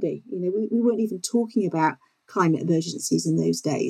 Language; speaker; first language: English; native; English